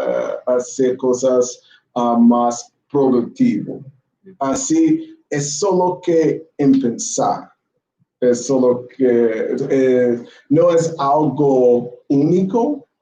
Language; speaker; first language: Spanish; non-native, learner; English